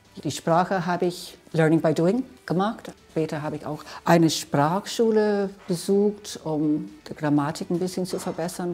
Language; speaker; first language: German; non-native, fluent; English